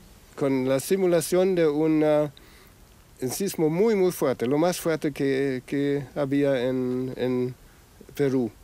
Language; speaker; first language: Spanish; non-native, fluent; German